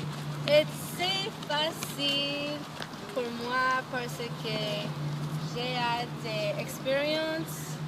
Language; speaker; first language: French; non-native, learner; English